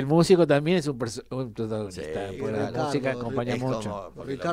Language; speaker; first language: Spanish; native; Spanish